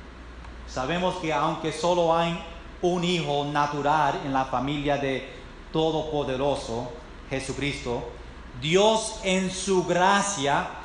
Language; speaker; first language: Spanish; non-native, fluent; English